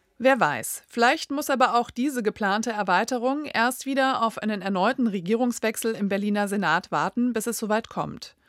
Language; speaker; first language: German; native; German